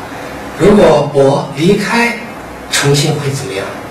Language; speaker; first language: Chinese; native; Chinese